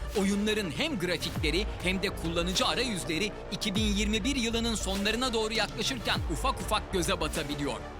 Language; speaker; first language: Turkish; native; Turkish